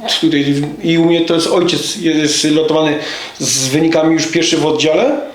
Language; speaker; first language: Polish; native; Polish